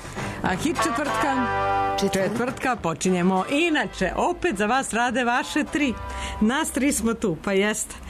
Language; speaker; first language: Serbian; native; Serbian